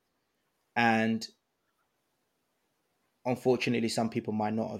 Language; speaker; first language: English; non-native, local second language; Yoruba